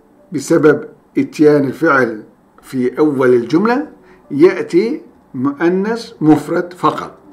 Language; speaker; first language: Arabic; non-native, fluent; Turkish